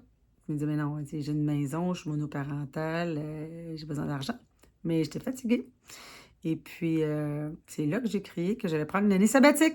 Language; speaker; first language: French; native; French